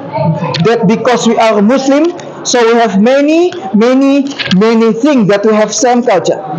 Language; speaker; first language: English; non-native, learner; Indonesian